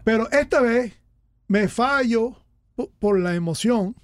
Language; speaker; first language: Spanish; early bilingual, other home language; English